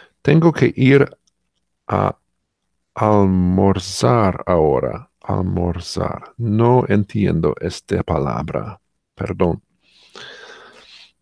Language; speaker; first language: Spanish; non-native, learner; English